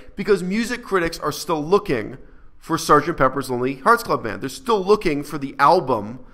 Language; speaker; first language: English; native; English